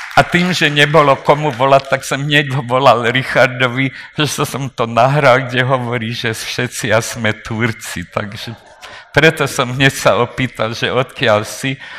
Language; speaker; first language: Slovak; non-native, local second language; Hungarian